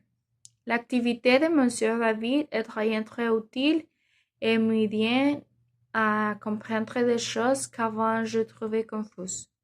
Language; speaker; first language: French; non-native, learner; Spanish